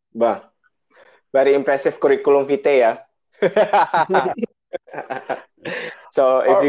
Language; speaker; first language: English; non-native, learner; Indonesian